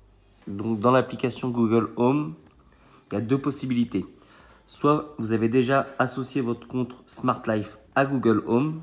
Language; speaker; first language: French; native; French